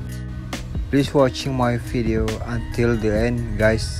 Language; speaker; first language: English; non-native, learner; Indonesian